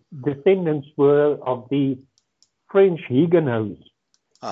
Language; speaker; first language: English; non-native, local second language; Afrikaans